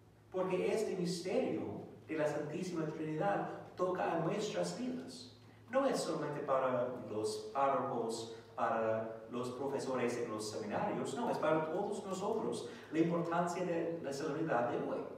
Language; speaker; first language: Spanish; non-native, fluent; English